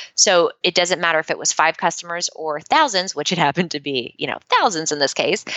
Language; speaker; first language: English; native; English